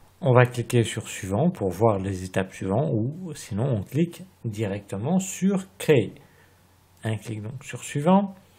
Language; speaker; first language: French; native; French